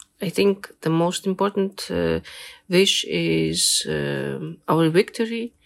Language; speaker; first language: English; non-native, fluent; Ukrainian